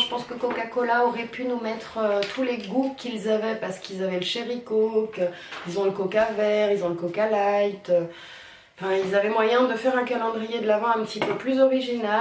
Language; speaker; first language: French; native; French